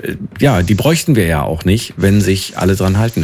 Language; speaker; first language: German; native; German